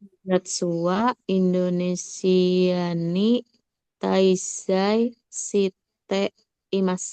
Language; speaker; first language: Japanese; non-native, learner; Indonesian